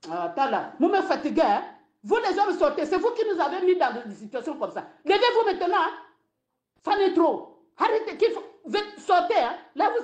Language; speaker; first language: French; non-native, local second language; Lingala